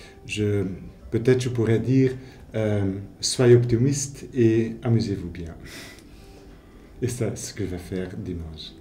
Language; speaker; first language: French; non-native, fluent; Dutch